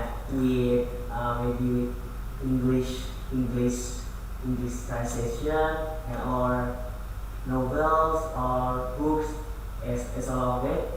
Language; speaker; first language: English; non-native, learner; Indonesian